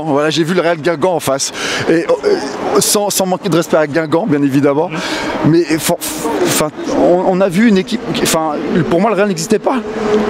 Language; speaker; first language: French; native; French